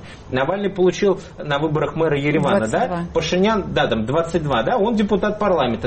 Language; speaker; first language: Russian; native; Russian